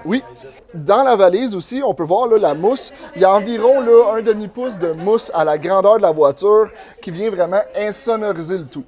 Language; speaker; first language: French; native; French